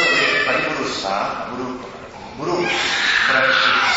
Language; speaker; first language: Czech; non-native, fluent; English